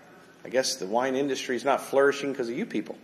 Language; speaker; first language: English; native; English